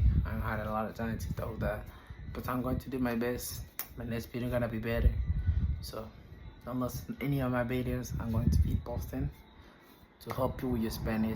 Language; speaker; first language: English; non-native, fluent; Spanish